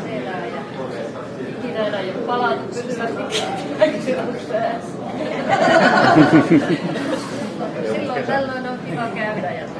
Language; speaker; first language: Finnish; native; Finnish